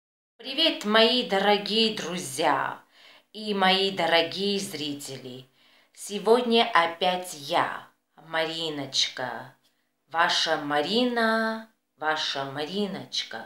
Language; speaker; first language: Russian; non-native, fluent; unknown